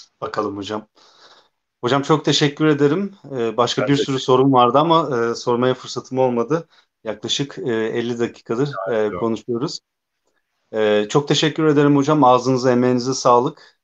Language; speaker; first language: Turkish; native; Turkish